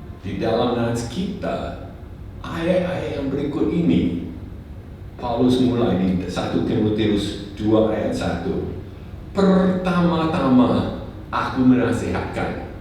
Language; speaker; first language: Indonesian; non-native, fluent; English